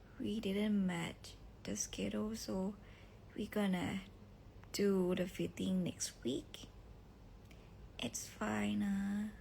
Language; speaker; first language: English; non-native, learner; Thai